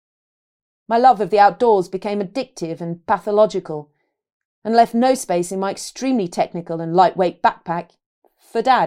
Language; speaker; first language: English; native; English